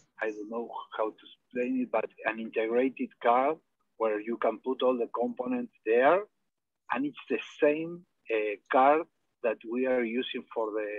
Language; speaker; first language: English; non-native, learner; Spanish